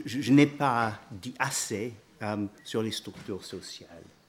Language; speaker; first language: French; non-native, fluent; English